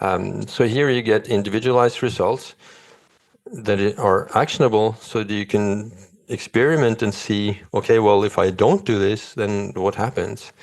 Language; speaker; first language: English; non-native, fluent; Norwegian